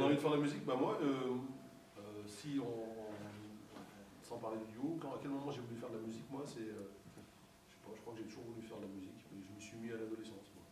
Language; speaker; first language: French; native; French